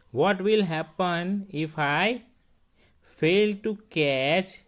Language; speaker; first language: English; non-native, local second language; Hindi